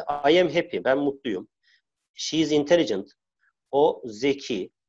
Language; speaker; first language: English; non-native, fluent; Turkish